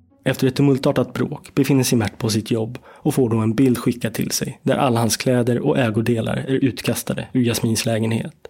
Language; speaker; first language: Swedish; native; Swedish